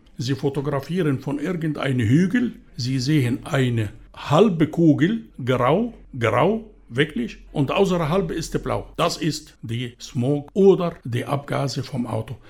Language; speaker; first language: German; non-native, fluent; Arabic